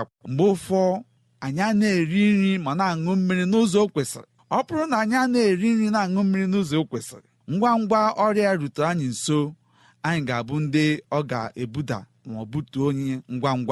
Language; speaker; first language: Igbo; native; Igbo